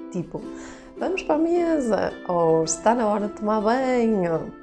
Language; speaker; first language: Portuguese; native; Portuguese